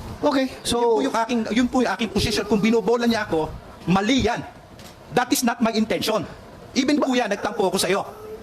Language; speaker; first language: Filipino; non-native, local second language; Cebuano